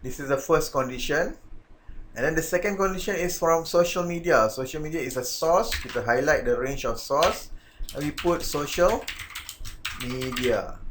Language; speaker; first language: English; non-native, local second language; Malay